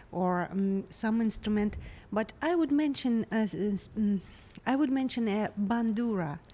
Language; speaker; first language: English; non-native, fluent; Ukrainian